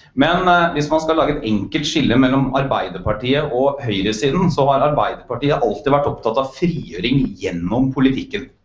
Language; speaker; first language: Norwegian; native; Norwegian